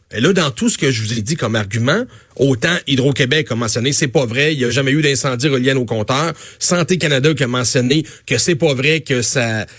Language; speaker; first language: French; native; French